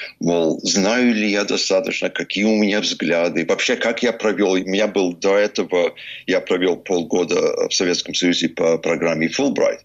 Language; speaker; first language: Russian; non-native, fluent; English